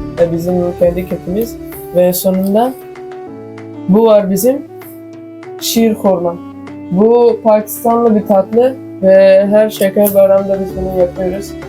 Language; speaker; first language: Turkish; non-native, fluent; Urdu